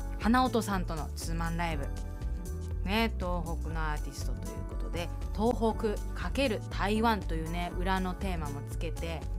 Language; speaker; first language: Japanese; early bilingual, heritage; Japanese